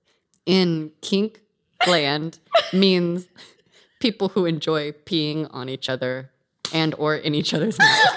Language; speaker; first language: English; native; English